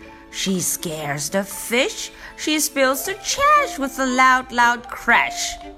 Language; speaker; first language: English; non-native, fluent; Chinese